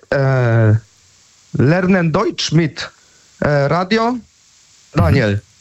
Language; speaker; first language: German; non-native, learner; Polish